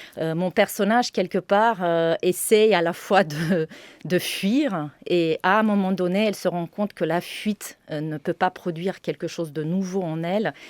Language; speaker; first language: French; non-native, fluent; Romanian